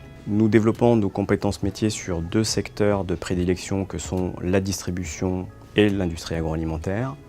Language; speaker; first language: French; native; French